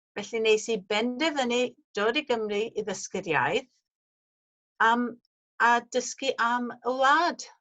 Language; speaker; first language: Welsh; non-native, fluent; English